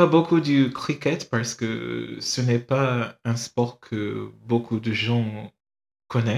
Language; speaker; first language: French; non-native, fluent; English